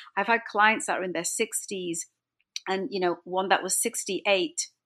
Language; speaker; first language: English; native; English